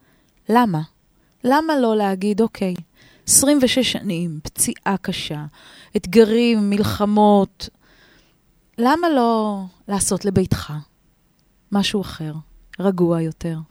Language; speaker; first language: Hebrew; native; Hebrew